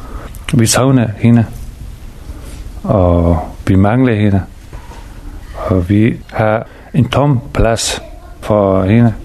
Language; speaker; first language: Danish; non-native, learner; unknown